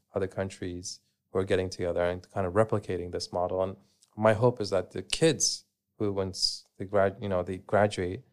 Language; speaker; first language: English; native; English